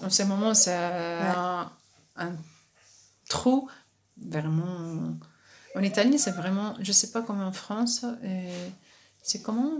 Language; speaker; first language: French; non-native, fluent; Portuguese